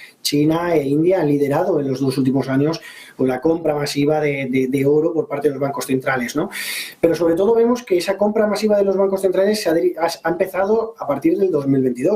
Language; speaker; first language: Spanish; native; Spanish